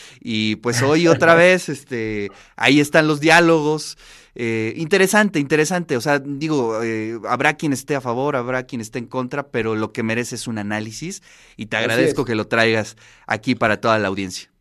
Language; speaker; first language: Spanish; native; Spanish